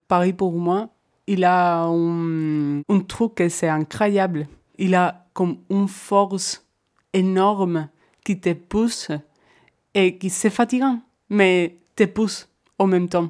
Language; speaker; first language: French; non-native, fluent; Spanish